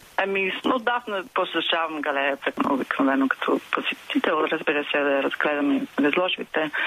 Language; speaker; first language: Bulgarian; non-native, fluent; English